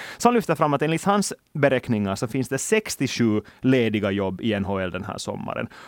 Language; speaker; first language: Swedish; native; Swedish